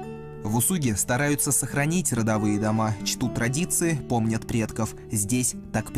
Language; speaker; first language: Russian; native; Russian